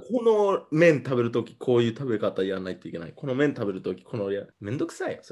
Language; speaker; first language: Japanese; non-native, fluent; English